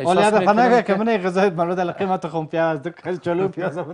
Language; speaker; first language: Persian; native; Persian